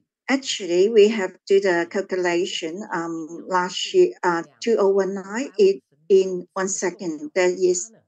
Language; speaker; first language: English; non-native, learner; Chinese